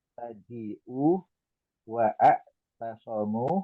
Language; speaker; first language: Arabic; non-native, learner; Indonesian